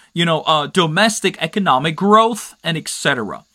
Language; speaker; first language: English; non-native, fluent; Chinese